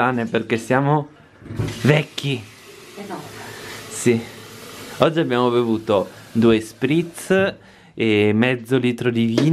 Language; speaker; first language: Italian; native; Italian